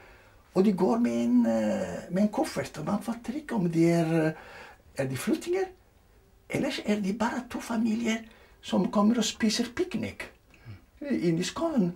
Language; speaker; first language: Norwegian; non-native, fluent; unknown